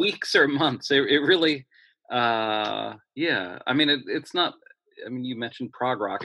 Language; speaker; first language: English; native; English